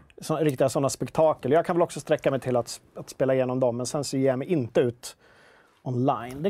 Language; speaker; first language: Swedish; native; Swedish